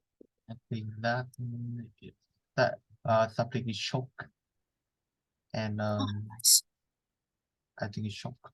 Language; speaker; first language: English; non-native, learner; Vietnamese